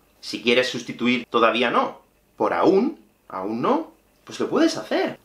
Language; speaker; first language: Spanish; native; Spanish